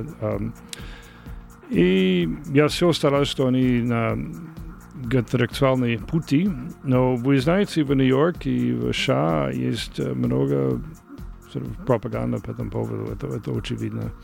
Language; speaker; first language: Russian; non-native, learner; English